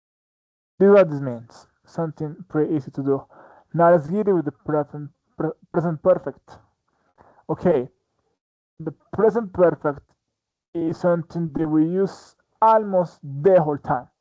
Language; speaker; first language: English; non-native, fluent; Spanish